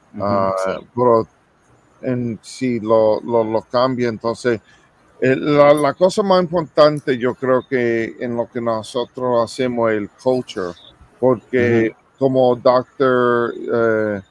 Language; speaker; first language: Spanish; early bilingual, heritage; English